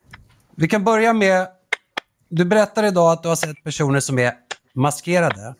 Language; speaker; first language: Swedish; native; Swedish